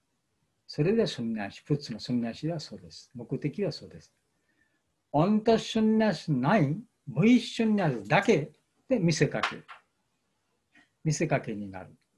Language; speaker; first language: Japanese; non-native, fluent; Bangla